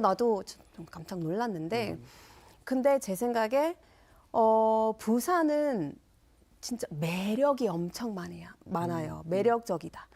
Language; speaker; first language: Korean; non-native, fluent; English